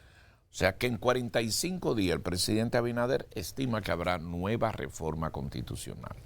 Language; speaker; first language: Spanish; native; Spanish